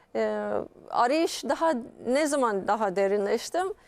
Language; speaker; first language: Turkish; non-native, fluent; English